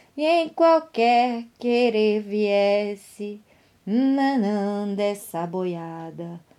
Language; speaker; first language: French; non-native, fluent; Portuguese